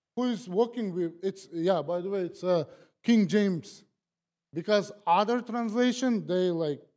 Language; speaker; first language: English; non-native, learner; Kazakh